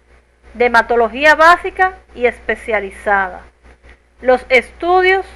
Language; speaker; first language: Spanish; native; Spanish